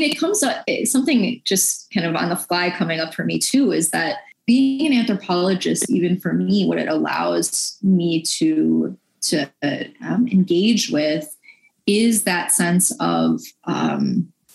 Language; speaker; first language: English; native; English